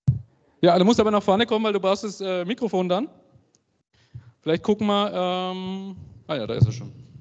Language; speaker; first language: German; native; German